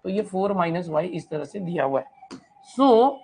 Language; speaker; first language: Hindi; non-native, local second language; Marathi